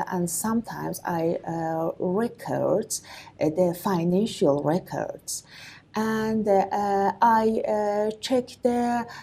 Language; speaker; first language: English; non-native, learner; Persian